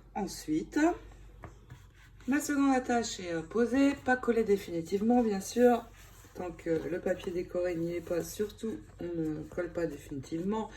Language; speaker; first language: French; native; French